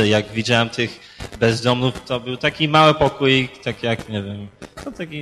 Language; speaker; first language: Polish; early bilingual, heritage; Polish